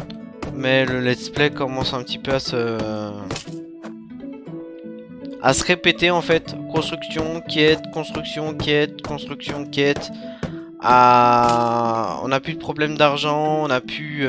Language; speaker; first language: French; native; French